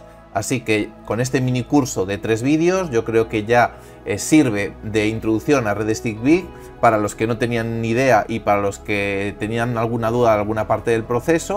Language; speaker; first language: Spanish; native; Spanish